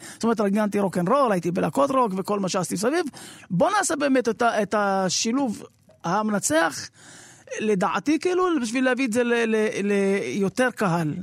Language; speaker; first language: Hebrew; native; Hebrew